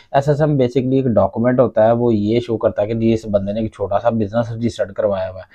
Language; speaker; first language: Urdu; non-native, local second language; Punjabi